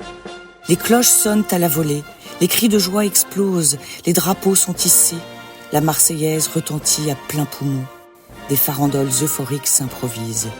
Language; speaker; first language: French; native; French